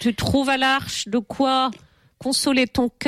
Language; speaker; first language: French; native; French